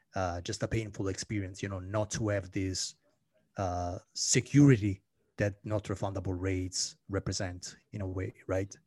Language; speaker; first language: English; non-native, fluent; Italian